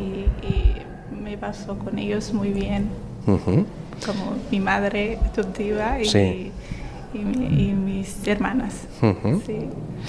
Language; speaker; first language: Spanish; non-native, learner; Somali